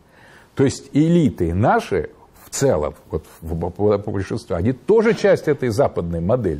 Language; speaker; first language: Russian; native; Russian